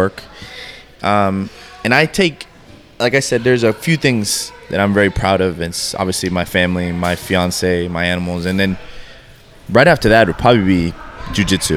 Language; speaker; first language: English; native; English